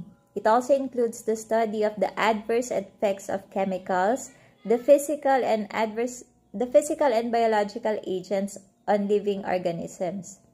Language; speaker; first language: English; non-native, local second language; Filipino